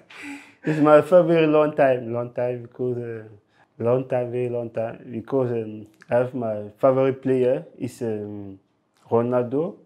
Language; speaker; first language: English; non-native, local second language; French